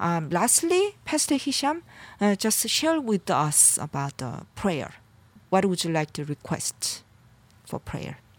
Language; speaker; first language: English; non-native, fluent; Korean